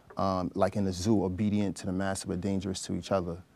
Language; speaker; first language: English; native; English